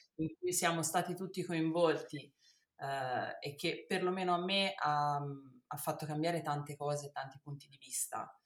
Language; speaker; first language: Italian; native; Italian